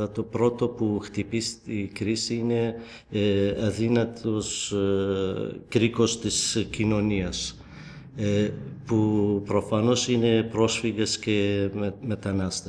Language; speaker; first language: Greek; non-native, fluent; Kurdish